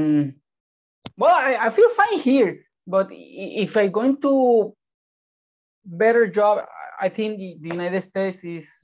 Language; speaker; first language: English; non-native, fluent; Spanish